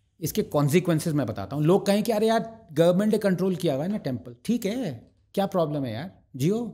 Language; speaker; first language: Hindi; non-native, local second language; Tamil